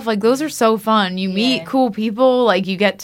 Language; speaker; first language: English; native; English